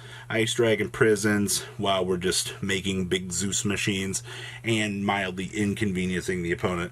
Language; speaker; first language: English; native; English